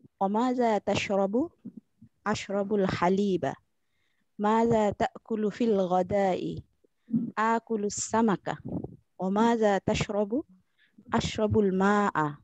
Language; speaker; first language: Arabic; non-native, learner; Bangla